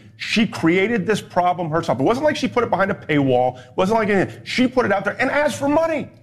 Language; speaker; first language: English; native; English